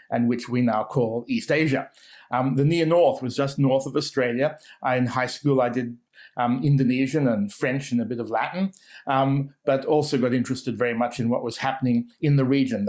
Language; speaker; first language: English; native; English